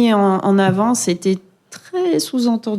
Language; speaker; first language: French; native; French